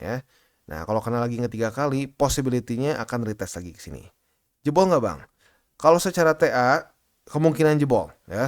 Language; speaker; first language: Indonesian; native; Indonesian